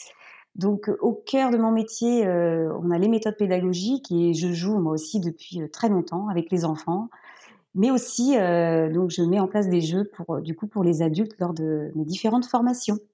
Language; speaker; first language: French; native; French